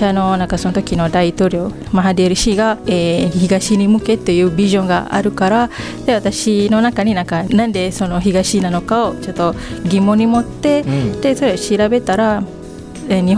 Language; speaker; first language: Japanese; non-native, fluent; Malay